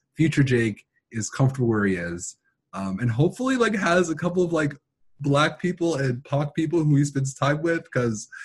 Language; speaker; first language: English; native; English